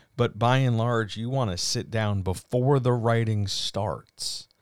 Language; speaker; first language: English; native; English